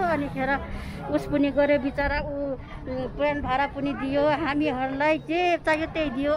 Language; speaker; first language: Nepali; non-native, local second language; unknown